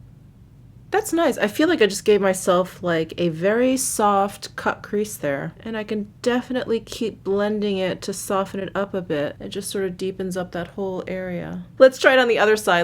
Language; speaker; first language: English; native; English